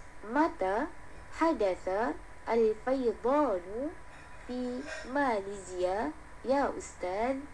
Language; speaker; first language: Arabic; non-native, learner; Malay